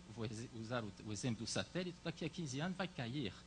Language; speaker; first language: Portuguese; non-native, fluent; French